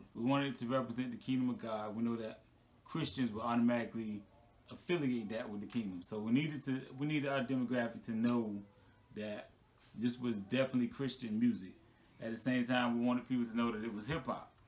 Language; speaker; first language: English; native; English